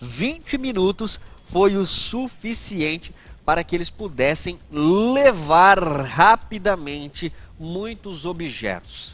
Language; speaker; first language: Portuguese; native; Portuguese